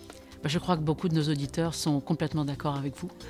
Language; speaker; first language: French; native; French